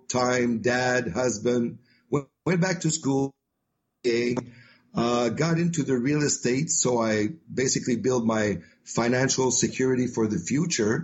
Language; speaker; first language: English; non-native, fluent; French